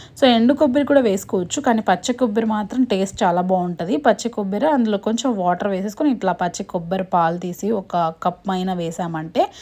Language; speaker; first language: Telugu; non-native, local second language; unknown